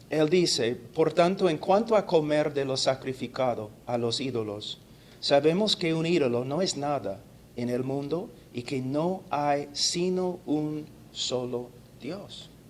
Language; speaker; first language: Spanish; non-native, fluent; English